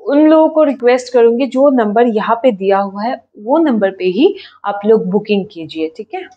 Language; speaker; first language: Hindi; non-native, local second language; Bangla